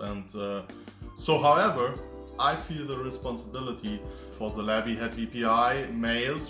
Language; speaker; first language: English; non-native, fluent; German